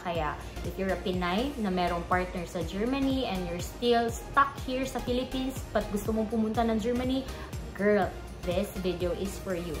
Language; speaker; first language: English; non-native, local second language; Filipino